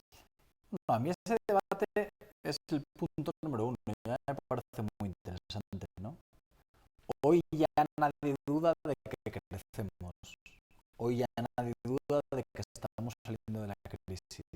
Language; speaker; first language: Spanish; native; Spanish